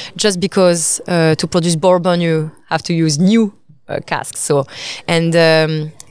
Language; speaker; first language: English; non-native, fluent; French